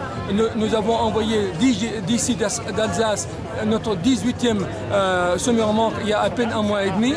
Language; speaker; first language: French; non-native, fluent; Arabic